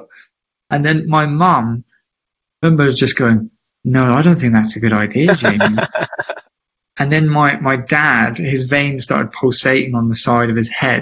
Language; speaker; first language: English; native; English